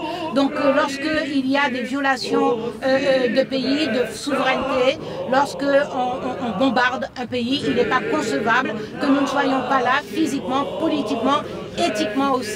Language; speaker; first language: French; native; French